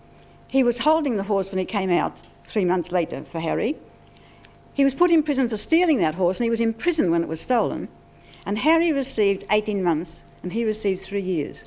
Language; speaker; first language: English; native; English